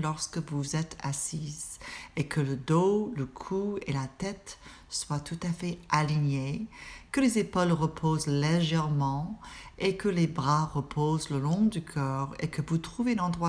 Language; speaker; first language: French; non-native, fluent; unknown